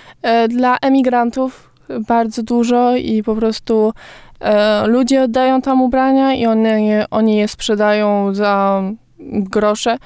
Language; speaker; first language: Polish; early bilingual, heritage; Polish